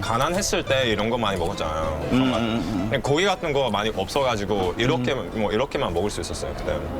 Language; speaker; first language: Korean; non-native, fluent; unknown